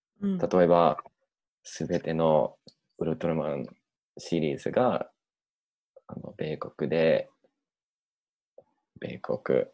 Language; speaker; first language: Japanese; non-native, learner; English